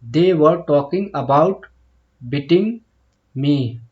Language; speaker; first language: English; non-native, local second language; Hindi